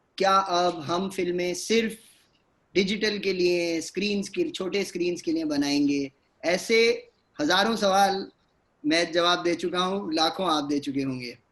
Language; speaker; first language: Hindi; native; Hindi